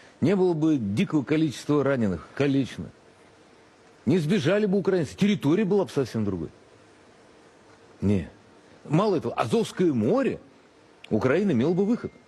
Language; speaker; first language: Russian; native; Russian